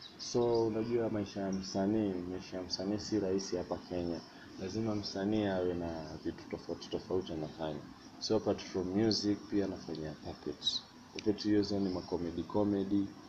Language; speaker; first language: Swahili; non-native, local second language; Giryama